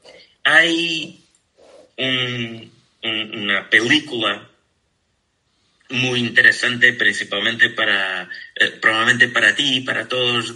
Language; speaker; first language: Spanish; non-native, fluent; Portuguese